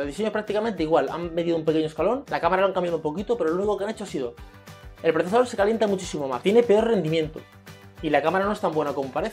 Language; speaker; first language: Spanish; native; Spanish